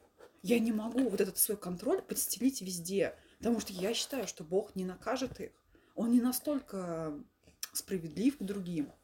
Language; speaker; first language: Russian; native; Russian